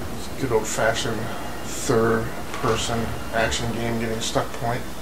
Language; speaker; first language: English; native; English